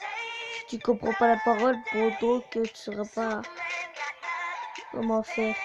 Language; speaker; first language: French; native; French